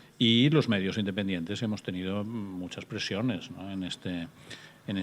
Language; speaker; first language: Spanish; native; Spanish